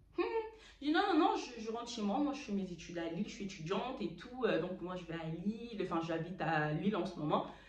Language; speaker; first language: French; early bilingual, other home language; Lingala